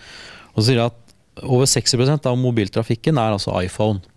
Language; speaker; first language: Norwegian; native; Norwegian